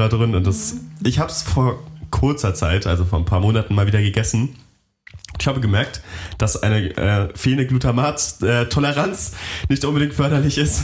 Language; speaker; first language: German; native; German